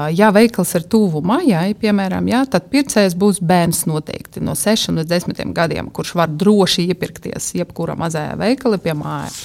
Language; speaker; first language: Latvian; non-native, local second language; Russian